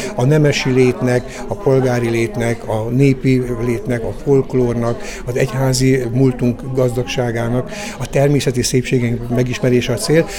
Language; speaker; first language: Hungarian; native; Hungarian